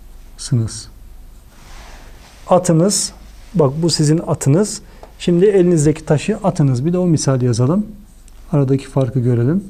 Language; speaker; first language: Turkish; native; Turkish